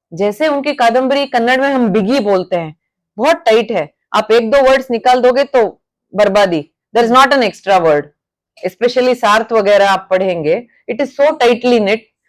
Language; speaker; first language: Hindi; non-native, local second language; Kannada